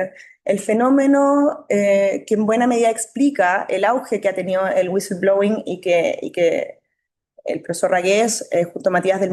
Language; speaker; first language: Spanish; native; Spanish